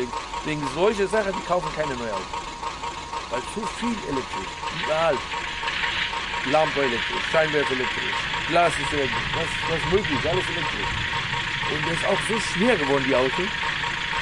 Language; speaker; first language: German; non-native, learner; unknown